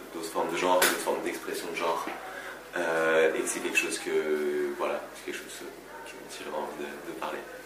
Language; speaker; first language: French; native; French